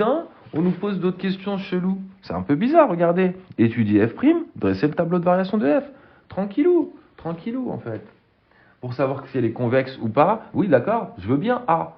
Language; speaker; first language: French; native; French